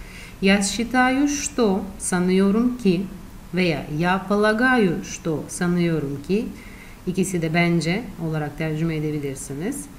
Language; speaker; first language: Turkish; non-native, fluent; Russian